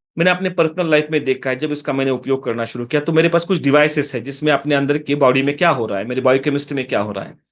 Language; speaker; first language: Hindi; non-native, local second language; Marathi